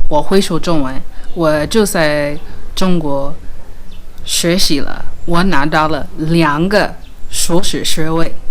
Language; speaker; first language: Chinese; non-native, fluent; English